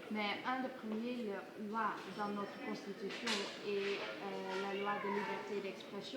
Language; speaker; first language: French; non-native, learner; Dutch